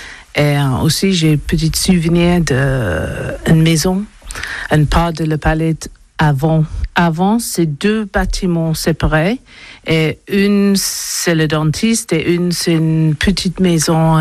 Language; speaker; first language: French; non-native, learner; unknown